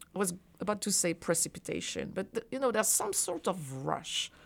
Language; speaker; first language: English; non-native, fluent; French